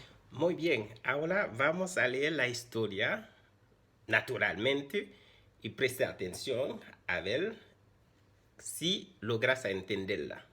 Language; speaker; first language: Spanish; non-native, fluent; Haitian Creole